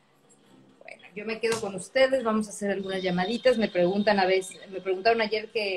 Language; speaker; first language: Spanish; native; Spanish